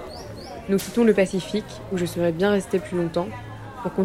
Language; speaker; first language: French; native; French